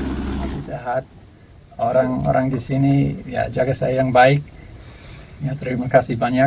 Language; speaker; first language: Indonesian; non-native, learner; English